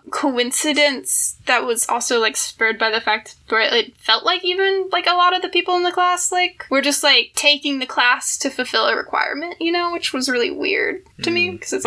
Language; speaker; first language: English; native; English